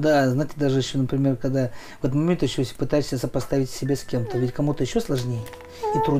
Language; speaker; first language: Russian; native; Russian